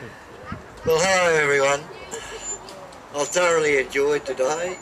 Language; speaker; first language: English; native; English